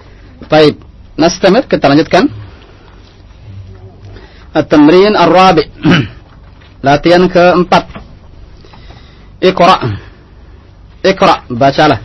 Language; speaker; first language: Arabic; non-native, fluent; Indonesian